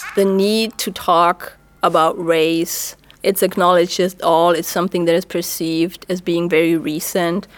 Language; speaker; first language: English; non-native, fluent; German